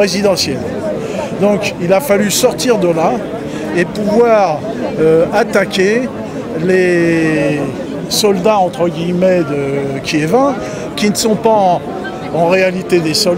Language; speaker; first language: French; native; French